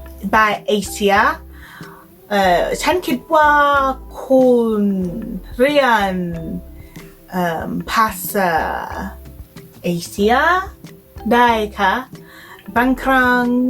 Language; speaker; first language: Thai; non-native, learner; English